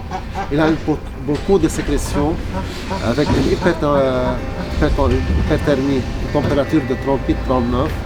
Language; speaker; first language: French; non-native, local second language; Arabic